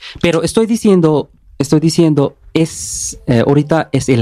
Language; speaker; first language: Spanish; non-native, learner; Bangla